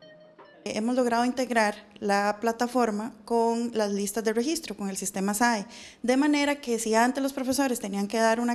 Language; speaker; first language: Spanish; native; Spanish